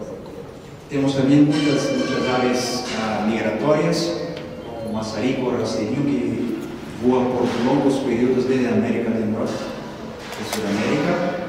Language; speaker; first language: Spanish; non-native, learner; Portuguese